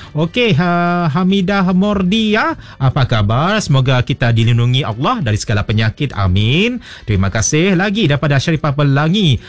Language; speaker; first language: Malay; native; Malay